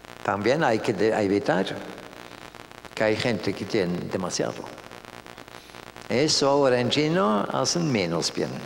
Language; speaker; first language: Spanish; non-native, fluent; Norwegian